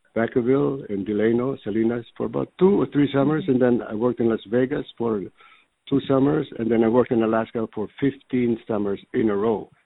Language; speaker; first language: English; early bilingual, other home language; Filipino